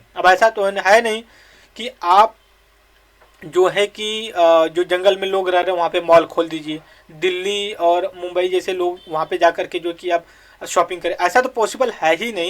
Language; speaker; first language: Hindi; native; Hindi